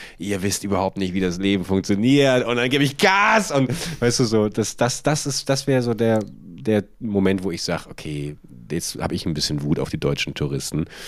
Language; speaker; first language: German; native; German